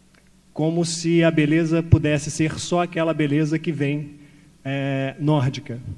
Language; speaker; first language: Portuguese; native; Portuguese